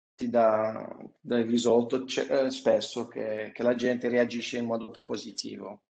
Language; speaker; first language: Italian; non-native, fluent; English